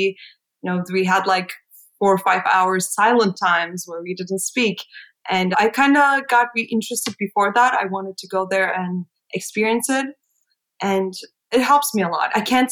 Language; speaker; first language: English; non-native, fluent; Turkish